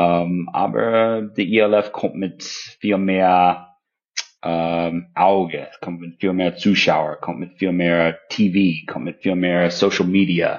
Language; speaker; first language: German; non-native, fluent; English